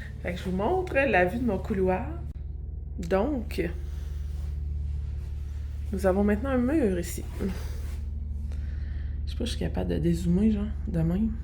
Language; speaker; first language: French; native; French